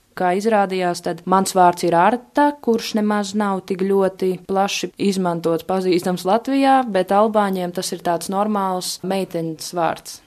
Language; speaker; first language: Latvian; native; Latvian